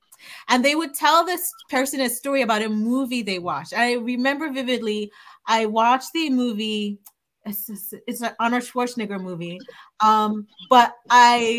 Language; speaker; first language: English; non-native, local second language; Yoruba